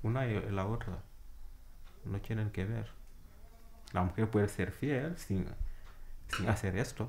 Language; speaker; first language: Spanish; non-native, fluent; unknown